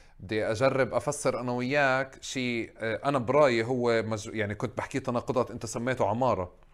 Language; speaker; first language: Arabic; native; Arabic